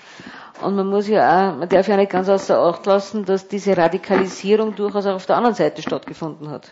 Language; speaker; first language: German; native; German